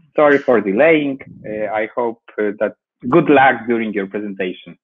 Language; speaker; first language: English; non-native, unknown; Polish